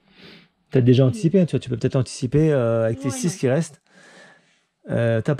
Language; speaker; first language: French; native; French